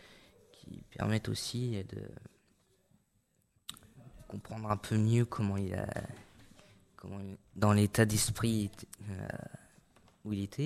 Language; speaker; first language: French; native; French